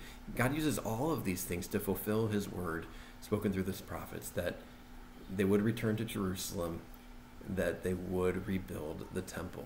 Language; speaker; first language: English; native; English